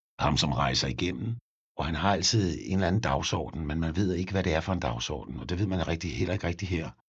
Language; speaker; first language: Danish; native; Danish